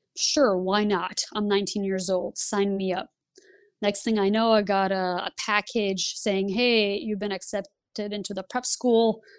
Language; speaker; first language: English; early bilingual, other home language; Lithuanian